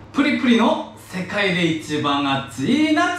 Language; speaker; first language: Japanese; non-native, fluent; Korean